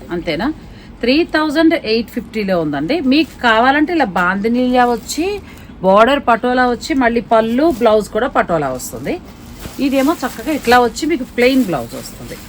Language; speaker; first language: Telugu; native; Telugu